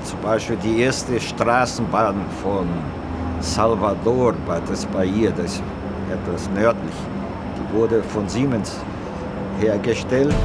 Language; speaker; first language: German; non-native, fluent; Portuguese